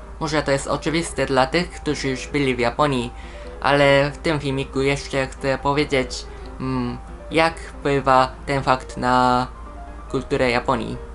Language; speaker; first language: Polish; non-native, fluent; Japanese